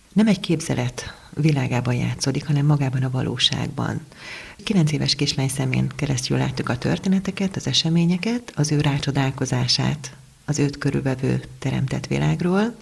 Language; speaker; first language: Hungarian; native; Hungarian